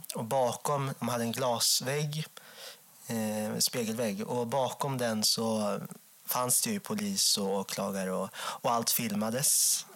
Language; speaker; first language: Swedish; native; Swedish